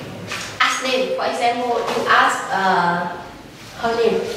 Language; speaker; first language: English; non-native, learner; Vietnamese